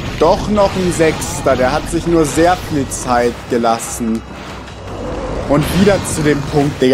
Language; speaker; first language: German; native; German